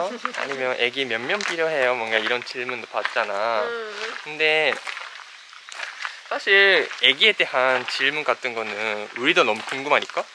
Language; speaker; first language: Korean; non-native, fluent; Japanese